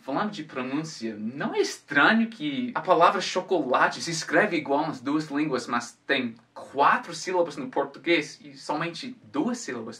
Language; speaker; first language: Portuguese; non-native, fluent; English